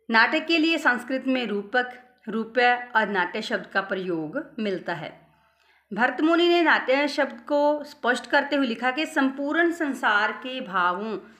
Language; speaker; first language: Hindi; non-native, local second language; Punjabi